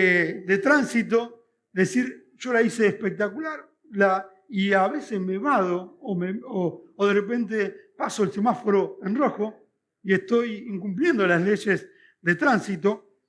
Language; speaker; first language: Spanish; native; Spanish